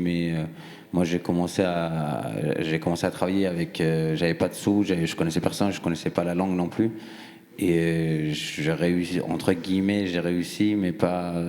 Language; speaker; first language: French; non-native, fluent; Persian